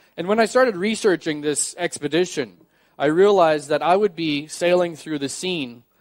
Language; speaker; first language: English; native; English